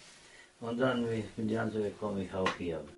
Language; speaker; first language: German; non-native, learner; Croatian